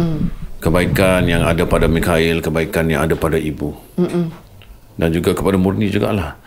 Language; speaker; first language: Malay; native; Malay